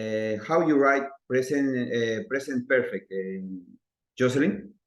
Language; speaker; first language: English; non-native, learner; Spanish